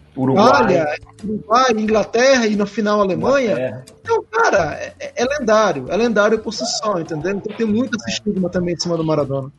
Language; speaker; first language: Portuguese; native; Portuguese